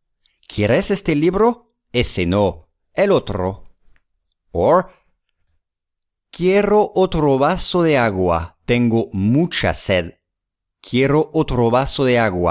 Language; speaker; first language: Spanish; non-native, fluent; English